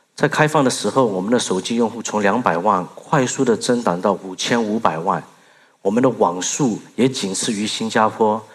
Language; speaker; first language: Chinese; early bilingual, other home language; Burmese